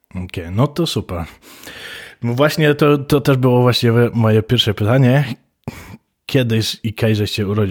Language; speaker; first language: Polish; early bilingual, heritage; Polish